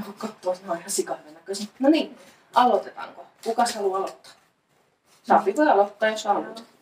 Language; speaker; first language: Finnish; native; Finnish